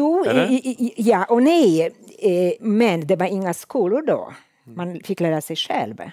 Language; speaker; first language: Swedish; non-native, fluent; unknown